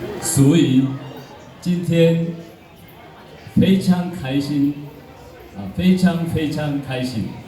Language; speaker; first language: Chinese; non-native, learner; Korean